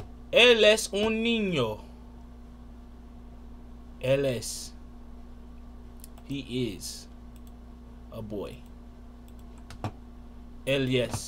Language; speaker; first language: Spanish; non-native, learner; English